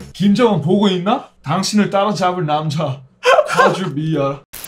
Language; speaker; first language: Korean; non-native, fluent; English